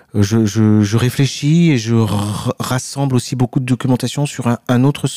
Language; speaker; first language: French; native; French